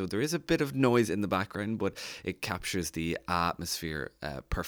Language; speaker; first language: English; native; English